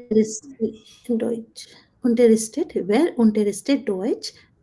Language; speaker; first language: German; non-native, learner; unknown